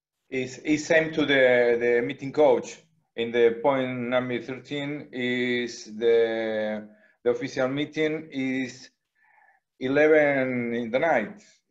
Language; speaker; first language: English; non-native, learner; Spanish